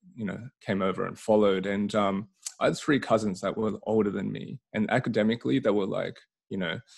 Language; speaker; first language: English; native; English